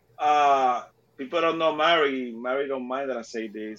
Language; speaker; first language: English; non-native, fluent; Spanish